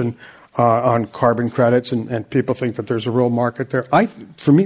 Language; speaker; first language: English; native; English